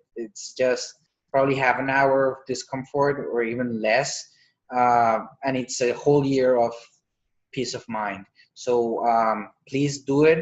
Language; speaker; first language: English; non-native, fluent; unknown